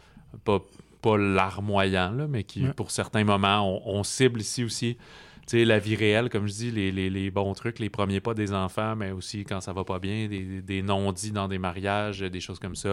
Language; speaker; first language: French; native; French